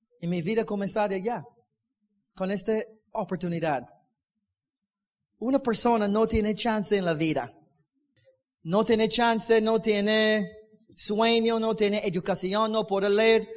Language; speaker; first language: Spanish; non-native, learner; English